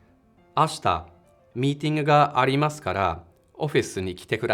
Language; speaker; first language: Japanese; non-native, fluent; English